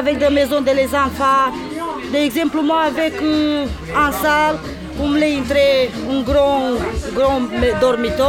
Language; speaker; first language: French; non-native, learner; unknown